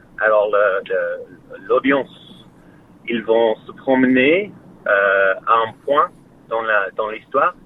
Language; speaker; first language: French; non-native, fluent; English